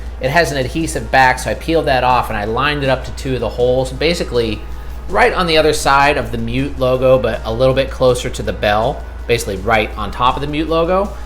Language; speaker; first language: English; native; English